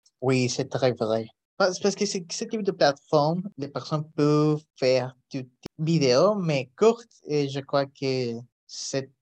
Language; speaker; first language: French; non-native, learner; Spanish